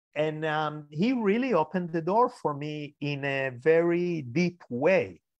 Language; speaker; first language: English; early bilingual, other home language; Spanish